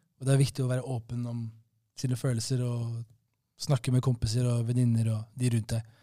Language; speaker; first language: Norwegian; early bilingual, other home language; Somali